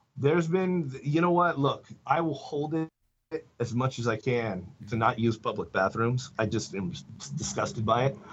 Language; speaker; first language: English; native; English